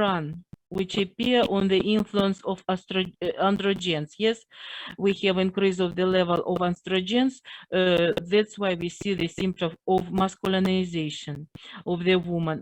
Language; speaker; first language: English; non-native, fluent; Russian